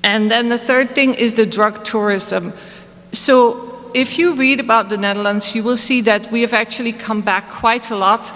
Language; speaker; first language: English; non-native, fluent; Dutch